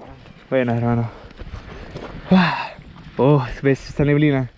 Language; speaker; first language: Spanish; native; Spanish